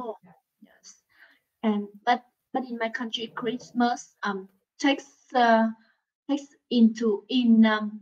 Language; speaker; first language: English; non-native, learner; Vietnamese